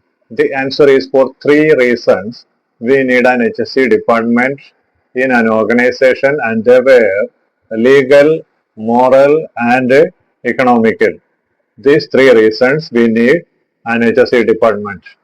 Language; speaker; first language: English; non-native, local second language; Malayalam